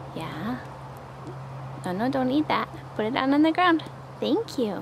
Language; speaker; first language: English; native; English